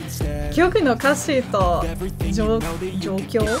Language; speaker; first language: Japanese; non-native, learner; English